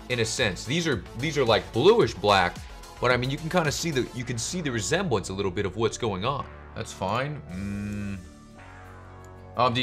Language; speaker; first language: English; native; English